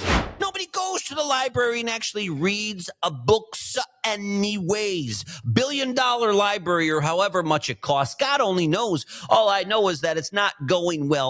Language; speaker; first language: English; native; English